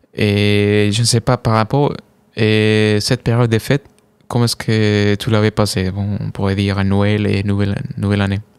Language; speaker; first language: French; non-native, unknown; Spanish